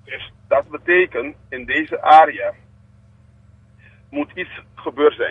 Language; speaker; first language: Dutch; non-native, local second language; Papiamento